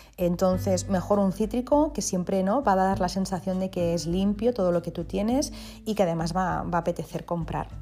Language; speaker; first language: Spanish; non-native, local second language; Catalan